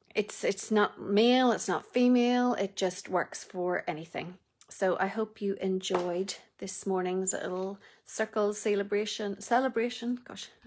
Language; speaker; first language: English; native; English